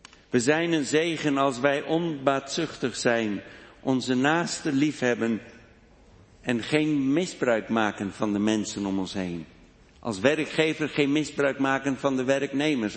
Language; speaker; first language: Dutch; non-native, fluent; English